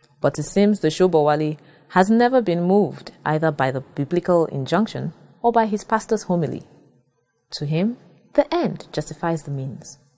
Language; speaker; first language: English; non-native, local second language; Yoruba